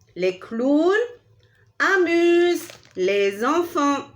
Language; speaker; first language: French; non-native, local second language; Arabic